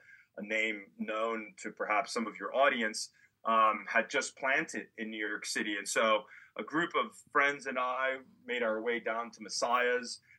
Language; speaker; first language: English; native; English